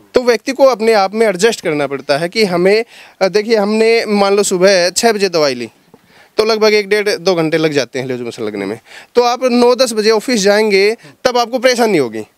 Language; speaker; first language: Hindi; native; Hindi